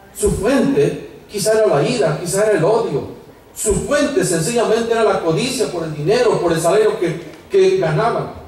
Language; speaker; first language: Spanish; native; Spanish